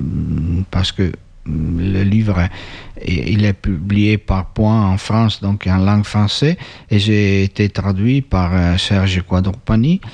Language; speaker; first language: French; non-native, learner; Italian